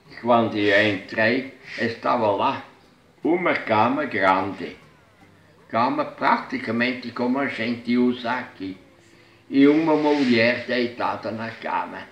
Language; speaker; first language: Portuguese; non-native, fluent; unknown